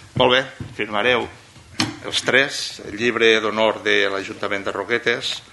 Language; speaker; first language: Catalan; native; Catalan